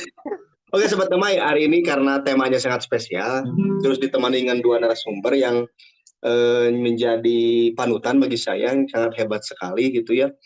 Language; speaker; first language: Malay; non-native, local second language; Sundanese